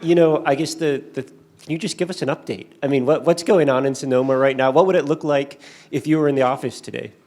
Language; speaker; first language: English; native; English